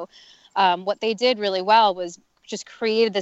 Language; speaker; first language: English; native; English